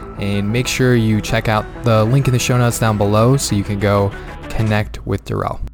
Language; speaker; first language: English; native; English